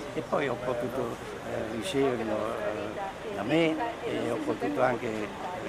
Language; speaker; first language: Italian; native; Italian